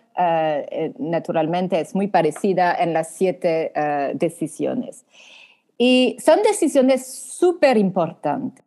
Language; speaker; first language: Spanish; non-native, fluent; French